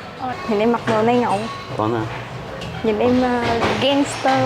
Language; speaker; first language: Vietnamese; native; Vietnamese